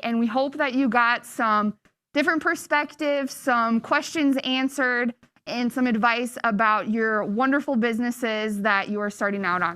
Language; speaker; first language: English; native; English